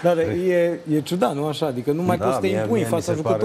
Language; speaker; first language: Romanian; native; Romanian